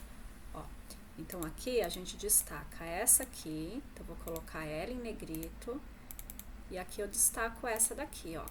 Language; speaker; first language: Portuguese; native; Portuguese